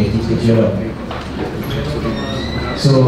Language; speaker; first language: English; non-native, learner; Lao